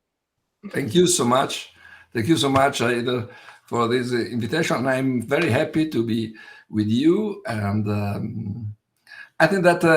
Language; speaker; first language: English; non-native, fluent; Italian